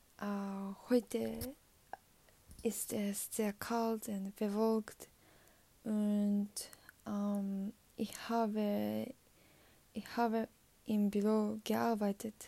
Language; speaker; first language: German; non-native, learner; Japanese